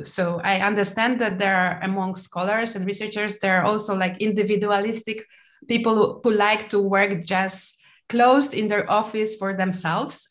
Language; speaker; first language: English; non-native, fluent; Polish